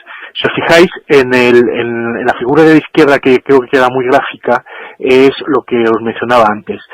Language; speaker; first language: Spanish; native; Spanish